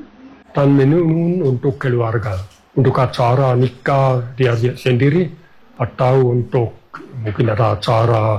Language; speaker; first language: Indonesian; non-native, fluent; German